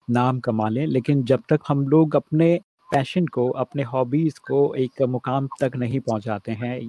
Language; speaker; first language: Hindi; native; Hindi